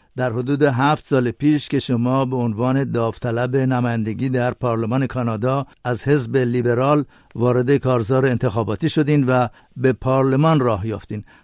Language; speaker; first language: Persian; native; Persian